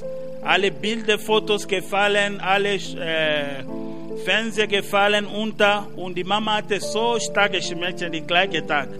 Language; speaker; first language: German; non-native, learner; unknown